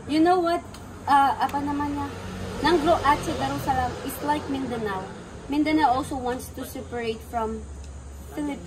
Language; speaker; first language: English; non-native, local second language; Cebuano